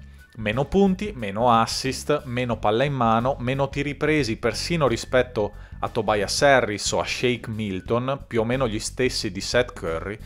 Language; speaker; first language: Italian; native; Italian